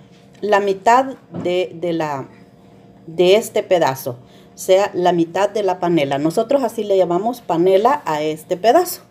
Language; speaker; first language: Spanish; native; Spanish